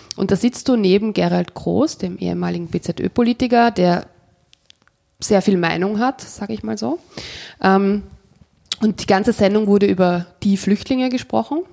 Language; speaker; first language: German; native; German